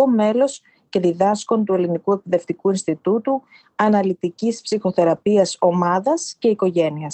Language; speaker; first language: Greek; native; Greek